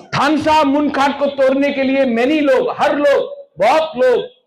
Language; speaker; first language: Hindi; non-native, local second language; Bangla